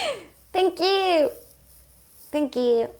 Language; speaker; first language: Arabic; non-native, learner; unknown